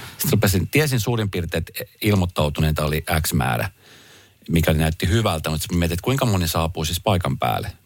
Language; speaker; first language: Finnish; native; Finnish